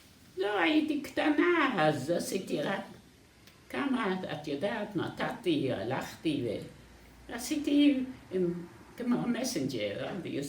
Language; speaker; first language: Hebrew; non-native, fluent; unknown